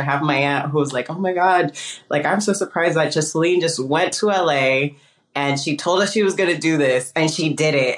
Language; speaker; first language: English; early bilingual, other home language; Spanish